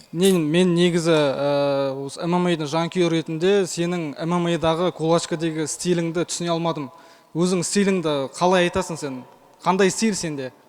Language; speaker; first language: Kazakh; native; Kazakh